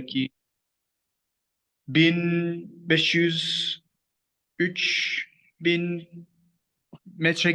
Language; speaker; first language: Turkish; non-native, learner; English